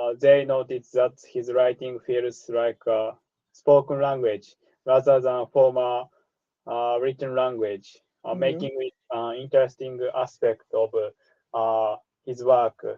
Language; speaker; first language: English; non-native, learner; Japanese